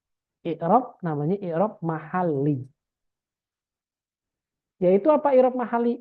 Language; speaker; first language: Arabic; non-native, fluent; Indonesian